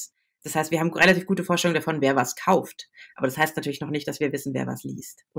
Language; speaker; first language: German; native; German